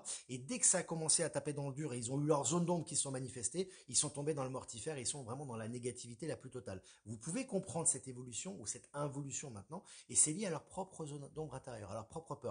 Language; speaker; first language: French; native; French